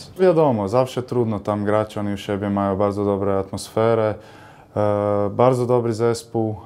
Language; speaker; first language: Polish; non-native, fluent; Croatian